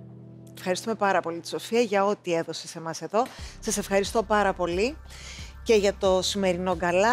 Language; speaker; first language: Greek; native; Greek